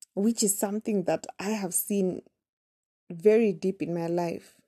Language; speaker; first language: English; non-native, local second language; Kamba